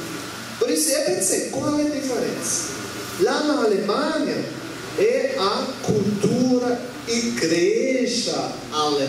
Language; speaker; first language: Portuguese; non-native, learner; German